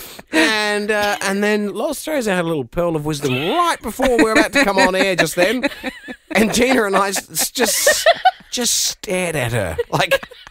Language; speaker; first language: English; native; English